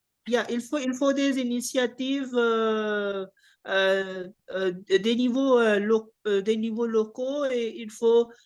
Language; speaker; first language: French; non-native, fluent; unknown